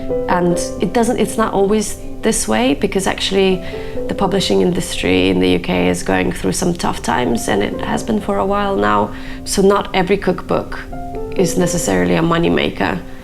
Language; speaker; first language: English; non-native, fluent; Ukrainian